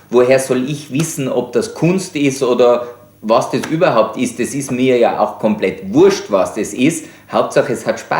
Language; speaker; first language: German; native; German